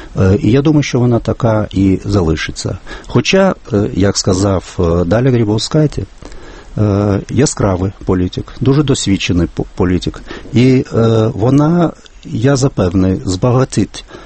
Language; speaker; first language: Ukrainian; non-native, fluent; Lithuanian